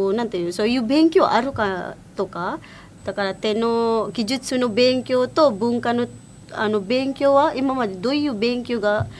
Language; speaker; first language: Japanese; non-native, learner; Indonesian